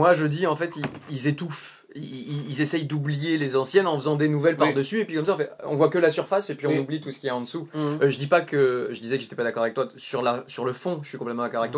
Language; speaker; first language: French; native; French